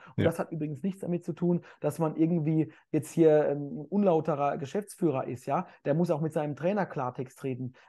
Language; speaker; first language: German; native; German